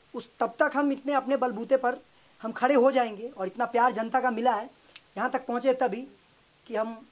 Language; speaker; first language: Hindi; native; Hindi